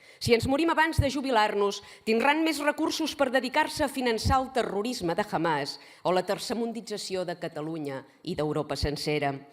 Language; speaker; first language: Catalan; native; Catalan